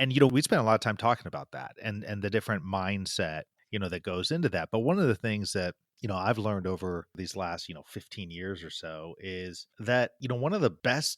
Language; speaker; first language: English; native; English